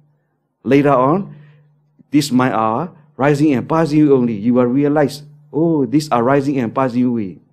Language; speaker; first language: English; non-native, learner; Burmese